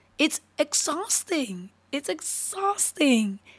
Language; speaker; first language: English; non-native, local second language; Spanish